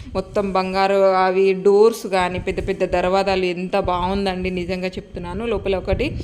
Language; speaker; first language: Telugu; native; Telugu